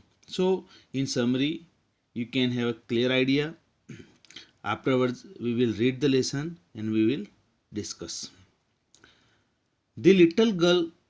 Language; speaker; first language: English; non-native, local second language; Gujarati